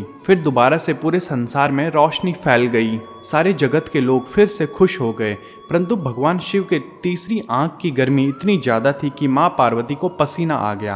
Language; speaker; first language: Hindi; native; Hindi